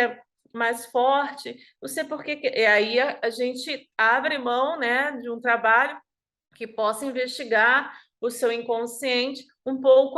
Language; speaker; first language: Portuguese; native; Portuguese